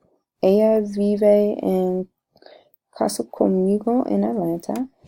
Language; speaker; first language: Spanish; non-native, learner; English